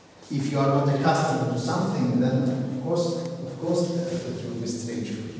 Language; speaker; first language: English; non-native, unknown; Russian